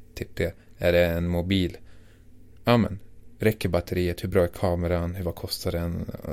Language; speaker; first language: Swedish; native; Swedish